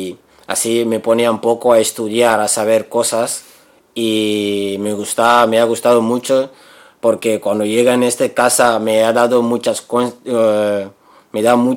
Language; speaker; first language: Spanish; non-native, learner; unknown